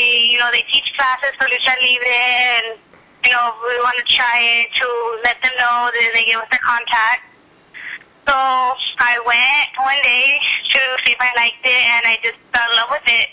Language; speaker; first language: English; native; English